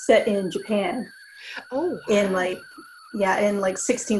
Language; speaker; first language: English; native; English